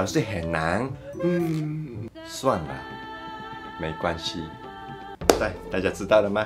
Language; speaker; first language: Chinese; non-native, fluent; Japanese